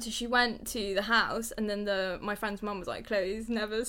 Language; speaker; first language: English; native; English